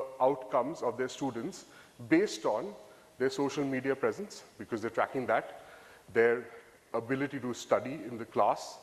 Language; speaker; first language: English; non-native, local second language; Bangla